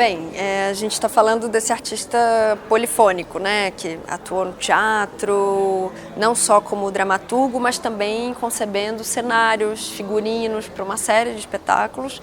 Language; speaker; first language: Portuguese; native; Portuguese